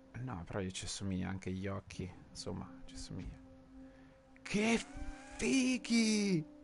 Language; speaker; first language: Italian; native; Italian